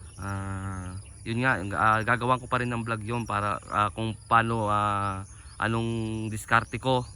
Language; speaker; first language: Filipino; non-native, local second language; Cebuano